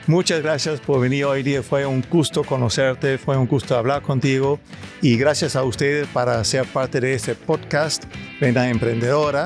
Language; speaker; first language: Spanish; non-native, learner; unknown